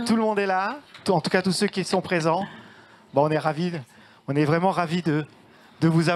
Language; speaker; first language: French; native; French